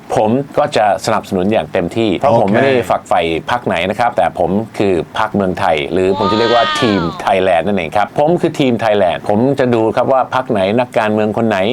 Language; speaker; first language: Thai; native; Thai